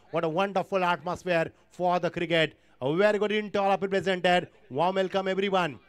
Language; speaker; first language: English; non-native, local second language; Marathi